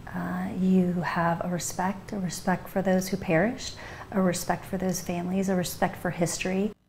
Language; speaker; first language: English; native; English